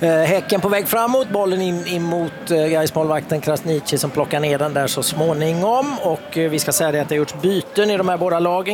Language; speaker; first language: Swedish; native; Swedish